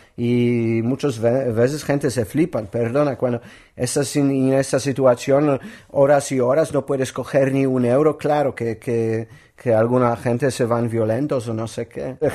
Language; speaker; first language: Spanish; non-native, learner; Polish